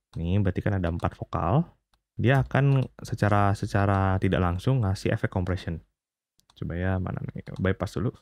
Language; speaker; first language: Indonesian; native; Indonesian